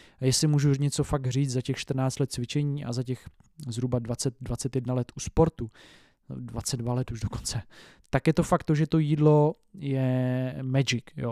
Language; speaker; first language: Czech; native; Czech